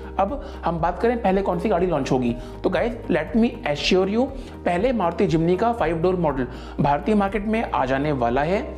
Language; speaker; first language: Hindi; native; Hindi